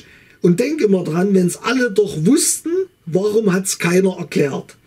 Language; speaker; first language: German; native; German